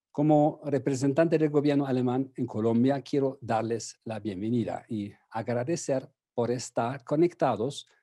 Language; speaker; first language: Spanish; non-native, fluent; German